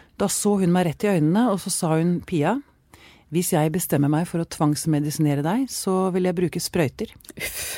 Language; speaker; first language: Norwegian; native; Norwegian